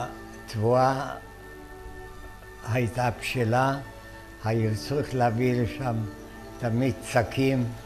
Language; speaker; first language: Hebrew; non-native, fluent; German